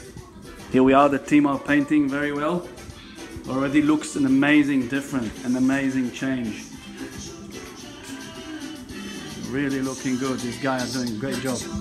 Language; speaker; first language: English; non-native, fluent; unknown